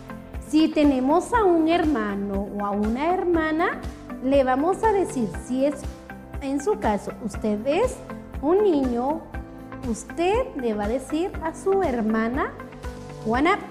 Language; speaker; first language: Spanish; non-native, local second language; Kʼicheʼ